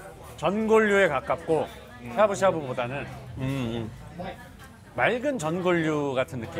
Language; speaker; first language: Korean; native; Korean